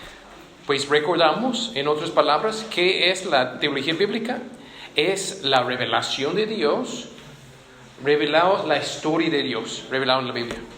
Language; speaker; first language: Spanish; non-native, fluent; English